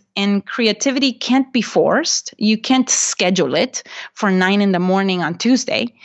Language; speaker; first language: English; non-native, fluent; Spanish